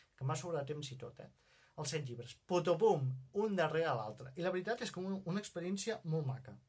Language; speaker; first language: Catalan; non-native, local second language; Spanish